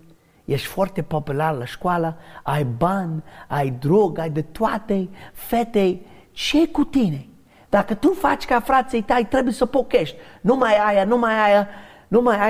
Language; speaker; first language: Romanian; non-native, learner; English